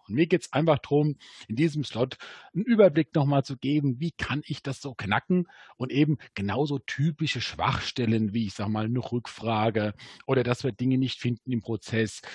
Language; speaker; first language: German; native; German